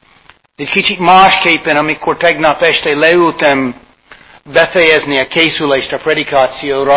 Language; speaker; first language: Hungarian; non-native, fluent; English